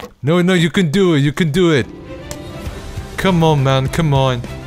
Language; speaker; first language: English; non-native, learner; Korean